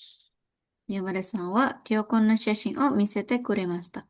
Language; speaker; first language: Japanese; non-native, fluent; Indonesian